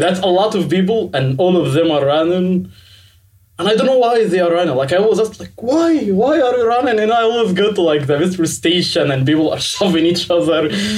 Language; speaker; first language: English; non-native, fluent; Arabic